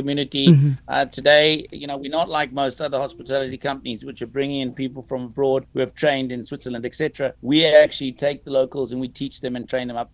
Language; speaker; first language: English; native; English